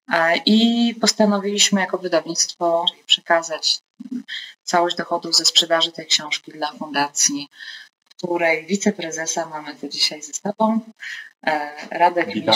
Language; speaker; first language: Polish; native; Polish